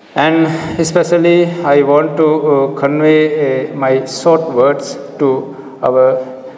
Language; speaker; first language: English; non-native, local second language; Sinhala